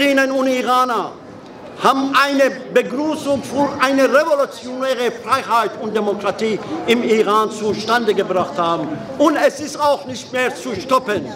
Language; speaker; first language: German; non-native, fluent; Persian